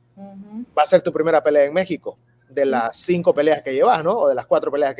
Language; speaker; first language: Spanish; native; Spanish